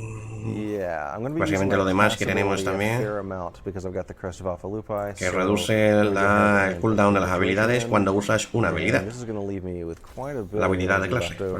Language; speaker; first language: Spanish; native; Spanish